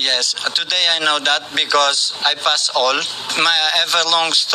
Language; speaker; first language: English; non-native, learner; Portuguese